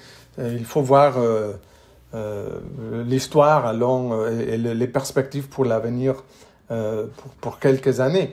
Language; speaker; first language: French; non-native, fluent; English